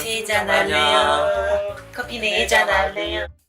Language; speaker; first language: Korean; native; Korean